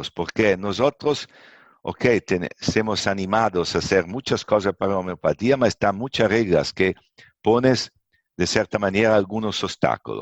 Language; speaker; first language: Spanish; non-native, fluent; Italian